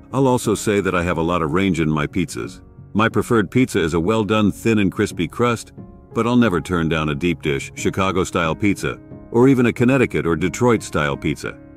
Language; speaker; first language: English; native; English